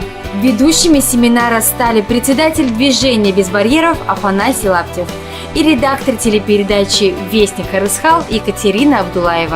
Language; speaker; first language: Russian; native; Russian